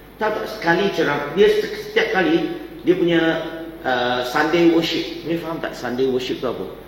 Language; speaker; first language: Malay; non-native, local second language; Chinese